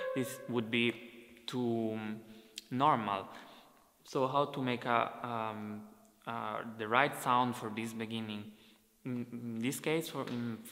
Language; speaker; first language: English; non-native, fluent; Italian